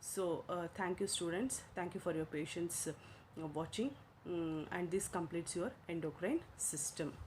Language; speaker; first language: English; non-native, local second language; Kannada